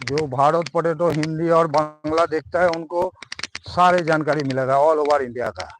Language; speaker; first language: Hindi; non-native, local second language; Bangla